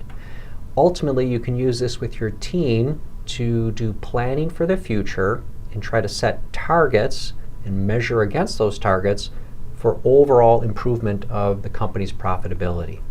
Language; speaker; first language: English; native; English